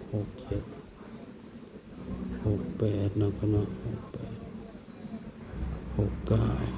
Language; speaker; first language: Thai; non-native, local second language; Lao